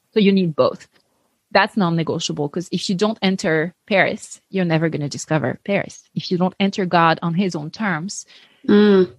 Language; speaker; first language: English; non-native, fluent; French